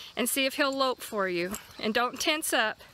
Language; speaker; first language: English; native; English